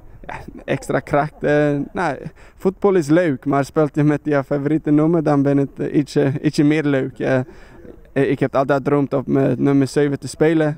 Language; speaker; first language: Dutch; non-native, learner; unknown